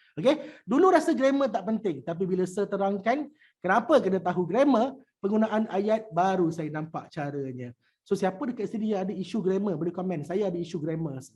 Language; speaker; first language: Malay; native; Malay